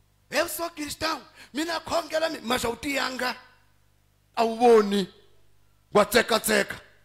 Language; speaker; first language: Portuguese; non-native, local second language; Tsonga